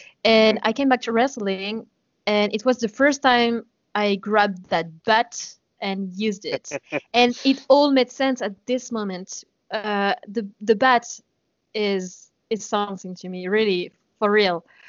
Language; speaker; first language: English; non-native, fluent; French